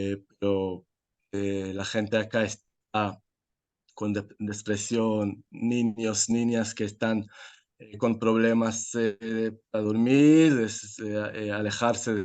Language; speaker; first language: Spanish; non-native, fluent; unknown